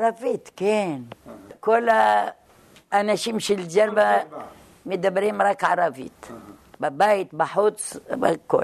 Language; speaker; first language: Hebrew; non-native, fluent; Arabic